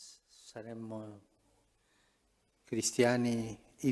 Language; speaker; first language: Italian; non-native, fluent; Spanish